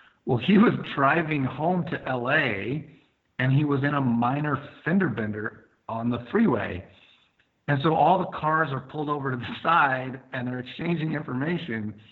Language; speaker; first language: English; native; English